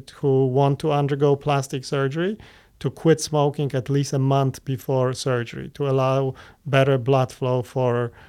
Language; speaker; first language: English; non-native, fluent; Polish